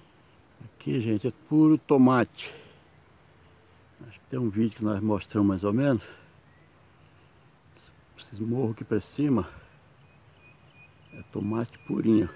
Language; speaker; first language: Portuguese; native; Portuguese